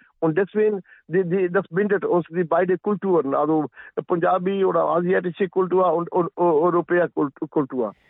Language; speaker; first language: German; non-native, fluent; Punjabi